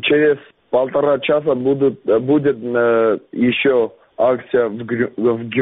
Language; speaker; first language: Russian; non-native, learner; Armenian